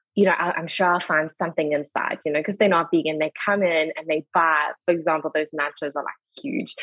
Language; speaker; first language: English; native; English